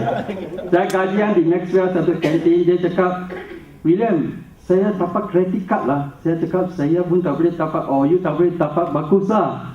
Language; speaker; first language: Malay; non-native, local second language; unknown